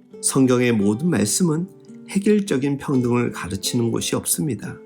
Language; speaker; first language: Korean; native; Korean